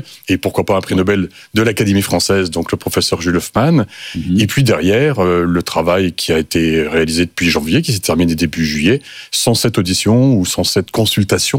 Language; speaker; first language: French; native; French